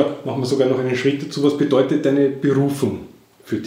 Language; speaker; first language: German; native; German